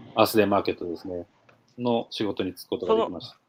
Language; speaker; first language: Japanese; native; Japanese